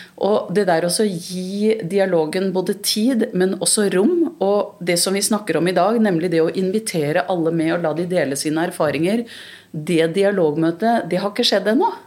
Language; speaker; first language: Norwegian; early bilingual, other home language; Urdu